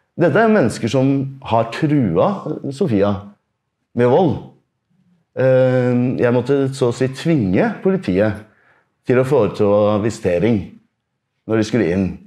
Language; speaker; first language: Norwegian; early bilingual, other home language; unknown